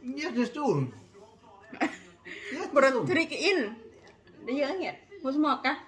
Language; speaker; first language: Swedish; non-native, learner; Thai